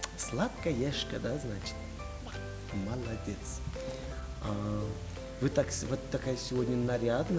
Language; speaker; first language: Russian; non-native, fluent; Tajik